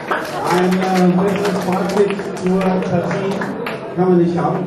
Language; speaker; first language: German; native; German